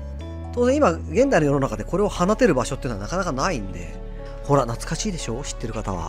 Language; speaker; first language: Japanese; native; Japanese